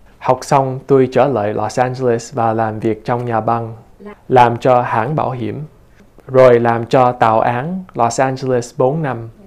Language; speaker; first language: Vietnamese; early bilingual, heritage; Vietnamese